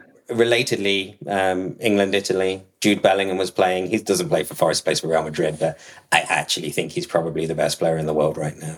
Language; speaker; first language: English; native; English